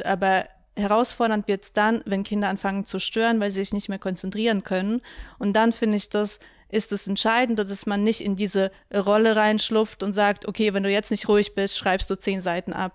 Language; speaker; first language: German; native; German